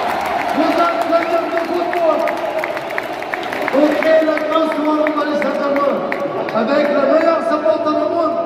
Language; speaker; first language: French; non-native, fluent; Arabic